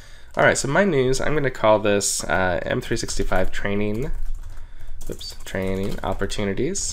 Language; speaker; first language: English; native; English